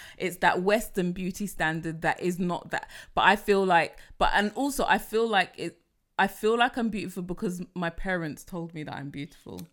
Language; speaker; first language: English; native; English